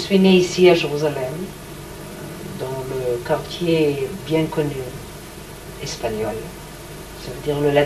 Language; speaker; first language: French; non-native, learner; Hebrew